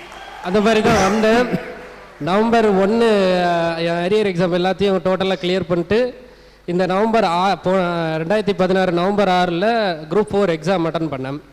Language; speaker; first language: Tamil; native; Tamil